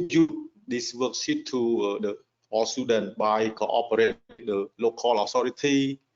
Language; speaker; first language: English; non-native, learner; Khmer